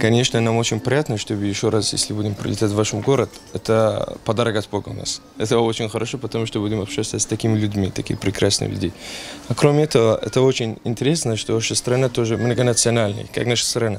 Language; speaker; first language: Russian; non-native, fluent; Persian